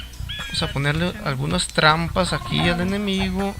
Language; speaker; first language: Spanish; native; Spanish